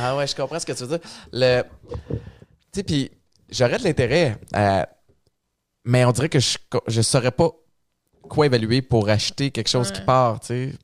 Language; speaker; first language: French; native; French